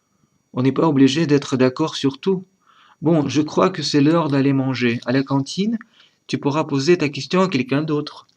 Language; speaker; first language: French; non-native, learner; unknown